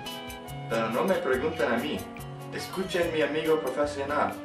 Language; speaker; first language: Spanish; non-native, learner; English